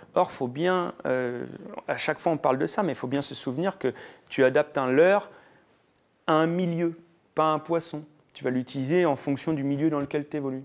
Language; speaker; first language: French; native; French